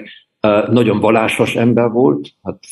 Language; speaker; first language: Hungarian; early bilingual, heritage; German